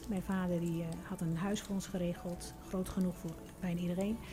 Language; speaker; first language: Dutch; early bilingual, other home language; Turkish